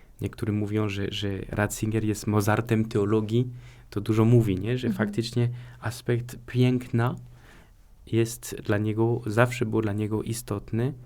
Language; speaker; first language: Polish; non-native, fluent; French